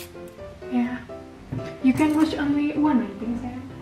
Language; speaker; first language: English; non-native, learner; Indonesian